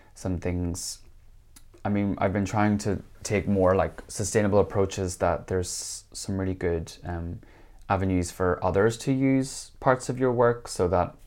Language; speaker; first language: English; native; English